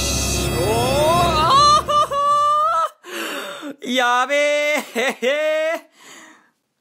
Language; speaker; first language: Japanese; non-native, fluent; English